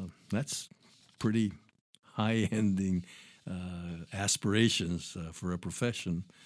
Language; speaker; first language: English; early bilingual, other home language; Spanish